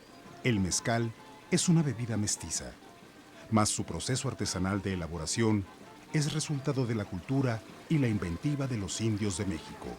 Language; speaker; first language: Spanish; native; Spanish